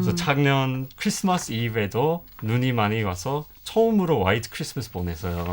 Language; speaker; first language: Korean; non-native, fluent; English